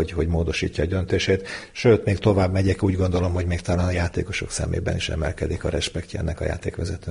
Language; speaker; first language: Hungarian; native; Hungarian